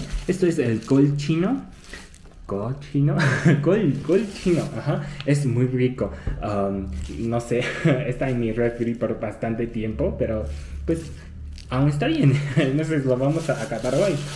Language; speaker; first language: Spanish; non-native, fluent; Chinese